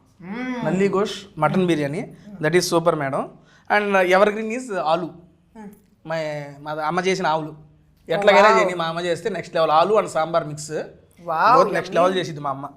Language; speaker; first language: Telugu; native; Telugu